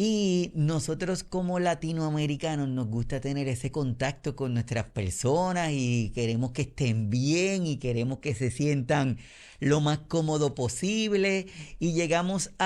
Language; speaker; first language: Spanish; native; Spanish